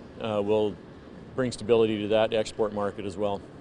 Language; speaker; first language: English; native; English